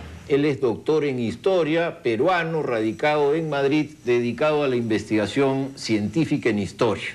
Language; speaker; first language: Spanish; native; Spanish